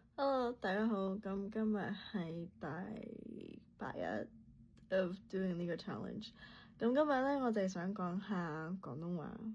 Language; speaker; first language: Cantonese; early bilingual, heritage; Cantonese